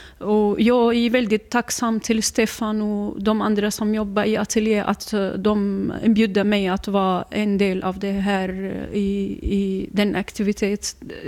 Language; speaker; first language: Swedish; non-native, learner; Arabic